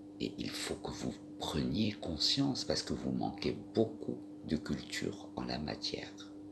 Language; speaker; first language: French; native; French